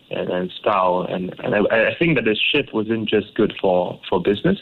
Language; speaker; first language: English; non-native, local second language; Cantonese